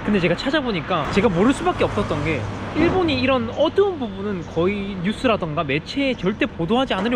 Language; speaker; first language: Korean; native; Korean